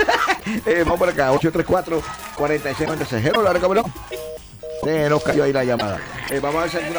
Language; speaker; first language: Spanish; native; Spanish